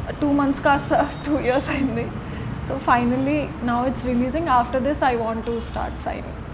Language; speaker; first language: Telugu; non-native, local second language; Marathi